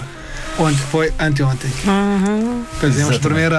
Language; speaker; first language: Portuguese; non-native, learner; Arabic